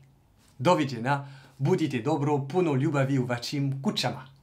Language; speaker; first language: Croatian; non-native, learner; French